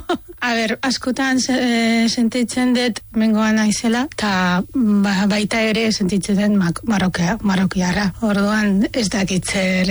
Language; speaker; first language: Basque; non-native, fluent; Arabic